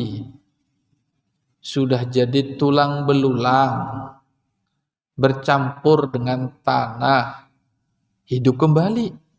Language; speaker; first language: Indonesian; non-native, local second language; Banjar